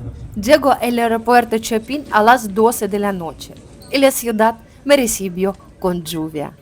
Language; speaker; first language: Spanish; non-native, learner; Ukrainian